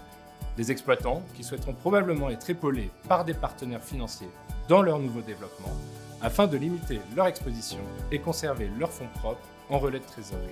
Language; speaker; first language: French; native; French